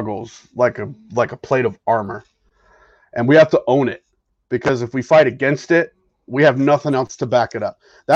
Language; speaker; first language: English; native; English